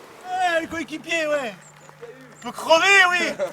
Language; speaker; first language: French; native; French